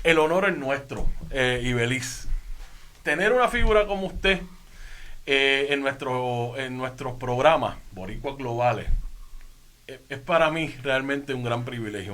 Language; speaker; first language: Spanish; native; Spanish